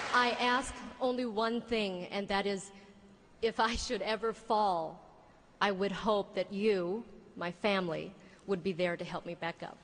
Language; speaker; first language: English; early bilingual, other home language; Vietnamese